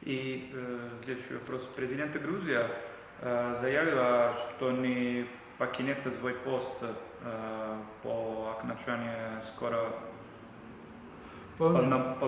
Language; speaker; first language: Russian; non-native, learner; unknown